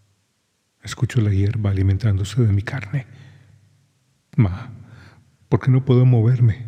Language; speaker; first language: Spanish; native; Spanish